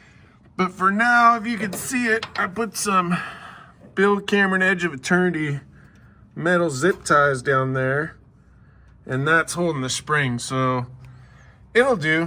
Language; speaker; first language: English; native; English